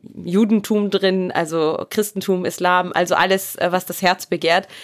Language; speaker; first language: German; early bilingual, other home language; Arabic